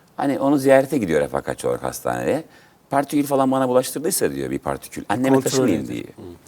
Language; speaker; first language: Turkish; native; Turkish